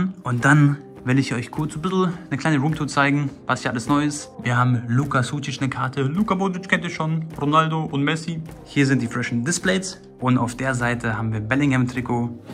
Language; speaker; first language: German; native; German